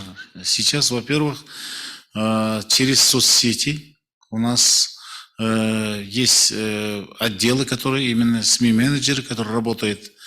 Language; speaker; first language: Russian; non-native, local second language; Kazakh